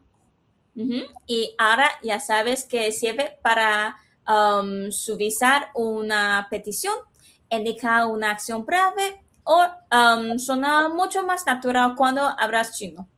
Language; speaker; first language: Spanish; non-native, fluent; Chinese